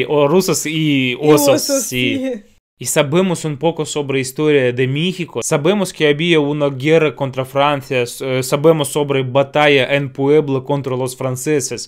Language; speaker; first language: Spanish; non-native, fluent; Russian